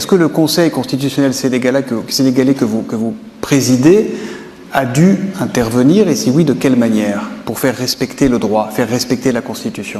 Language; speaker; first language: French; native; French